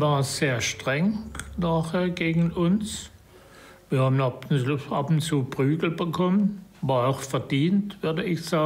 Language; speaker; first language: German; native; German